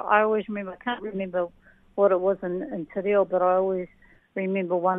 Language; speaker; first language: English; native; English